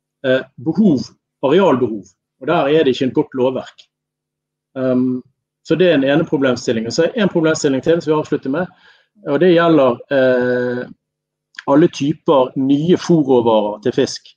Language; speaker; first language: Norwegian; native; Norwegian